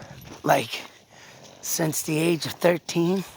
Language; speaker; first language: English; native; English